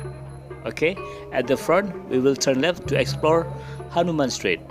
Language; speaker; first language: English; non-native, learner; Indonesian